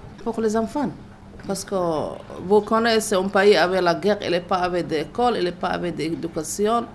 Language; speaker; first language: French; non-native, learner; Somali